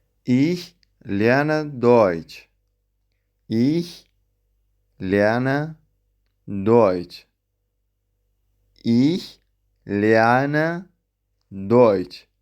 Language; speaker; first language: German; non-native, fluent; Central Kurdish